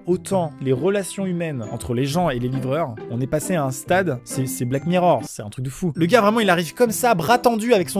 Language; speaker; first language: French; native; French